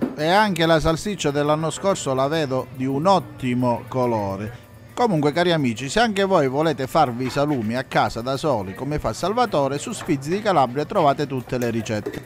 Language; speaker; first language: Italian; native; Italian